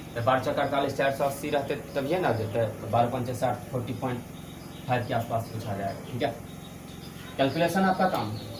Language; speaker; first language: Hindi; native; Hindi